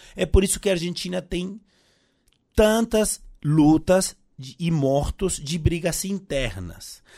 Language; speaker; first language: Portuguese; non-native, fluent; Spanish